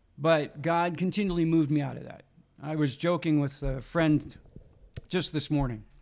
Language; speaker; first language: English; native; English